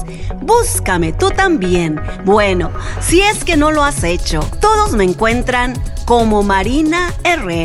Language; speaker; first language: Spanish; native; Spanish